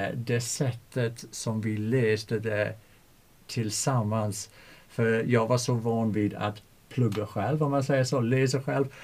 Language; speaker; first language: Swedish; non-native, fluent; English